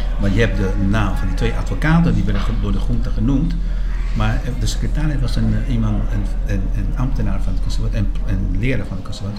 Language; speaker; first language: Dutch; non-native, fluent; Spanish